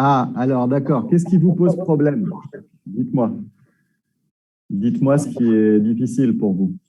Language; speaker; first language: French; native; French